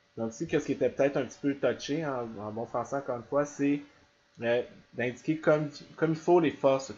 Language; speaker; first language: French; native; French